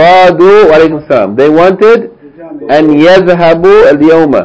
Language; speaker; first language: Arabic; non-native, fluent; English